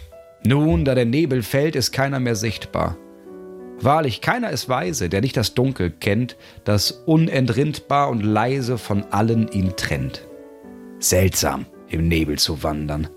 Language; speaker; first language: German; native; German